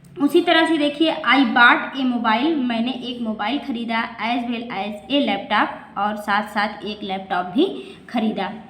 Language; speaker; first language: Hindi; native; Hindi